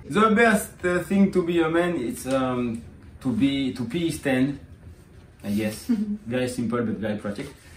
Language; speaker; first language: English; non-native, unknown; French